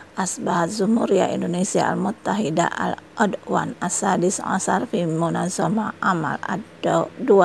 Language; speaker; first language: Arabic; non-native, fluent; Indonesian